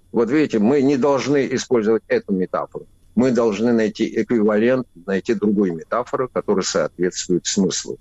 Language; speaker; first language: Russian; non-native, local second language; Avaric